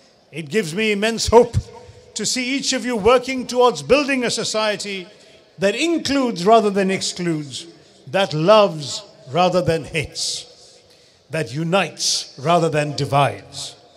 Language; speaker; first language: English; non-native, local second language; Malayalam